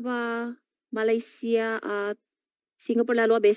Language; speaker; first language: Filipino; non-native, learner; Chinese